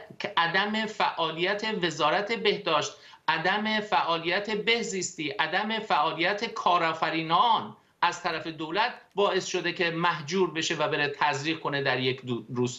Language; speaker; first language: Persian; native; Persian